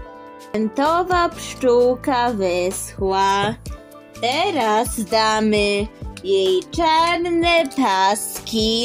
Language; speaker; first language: Polish; early bilingual, heritage; Polish